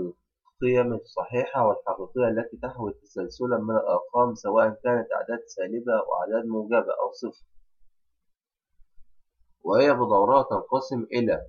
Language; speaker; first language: Arabic; native; Arabic